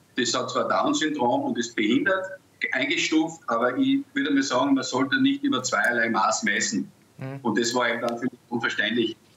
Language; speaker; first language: German; native; German